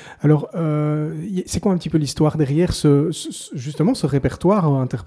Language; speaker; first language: French; native; French